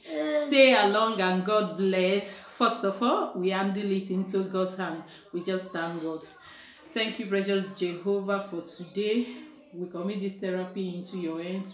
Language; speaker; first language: English; non-native, local second language; Igbo